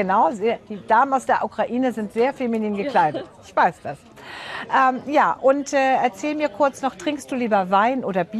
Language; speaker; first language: German; native; German